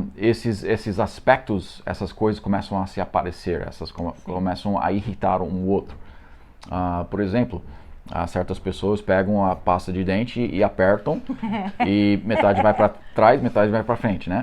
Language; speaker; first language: Portuguese; non-native, fluent; English